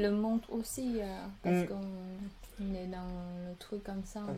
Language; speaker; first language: French; non-native, learner; Khmer